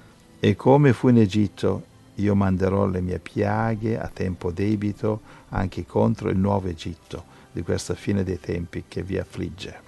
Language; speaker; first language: Italian; native; Italian